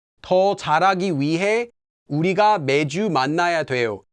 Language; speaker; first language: Korean; non-native, fluent; English